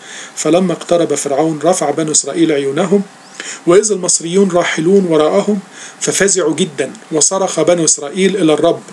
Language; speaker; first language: Arabic; native; Arabic